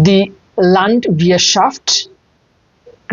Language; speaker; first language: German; non-native, fluent; Bangla